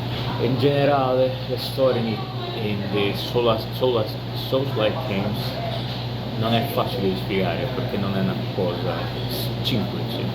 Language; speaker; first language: Italian; non-native, learner; Portuguese